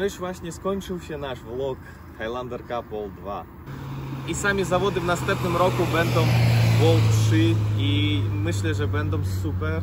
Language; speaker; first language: Polish; non-native, learner; Ukrainian